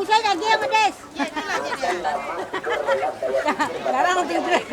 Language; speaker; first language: Indonesian; non-native, local second language; Minangkabau